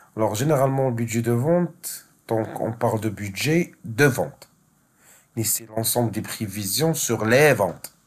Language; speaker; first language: French; non-native, local second language; Arabic